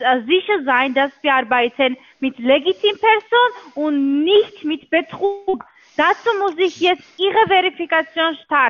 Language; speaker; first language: German; non-native, learner; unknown